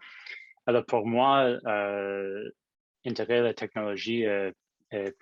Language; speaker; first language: French; non-native, local second language; English